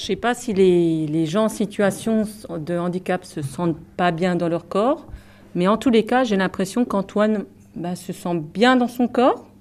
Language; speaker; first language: French; native; French